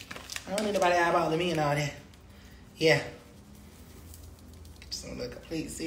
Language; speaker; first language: English; native; English